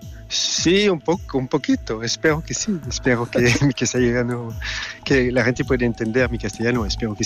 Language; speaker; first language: Spanish; non-native, learner; French